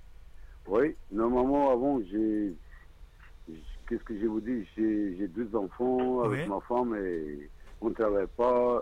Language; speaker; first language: French; non-native, learner; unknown